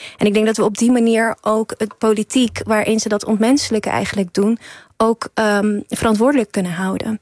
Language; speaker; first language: Dutch; early bilingual, other home language; Persian